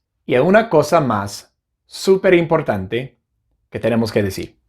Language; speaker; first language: Spanish; non-native, fluent; English